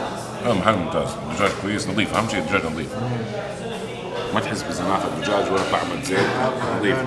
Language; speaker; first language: Arabic; native; Arabic